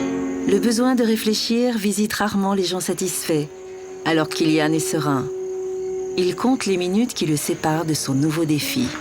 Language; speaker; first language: French; native; French